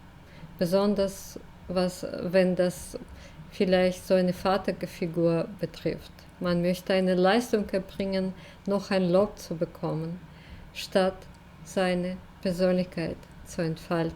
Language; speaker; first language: German; non-native, fluent; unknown